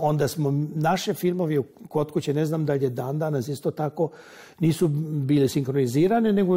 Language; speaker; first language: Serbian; non-native, local second language; Hungarian